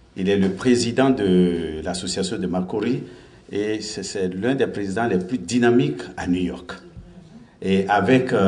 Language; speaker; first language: French; non-native, local second language; Baoulé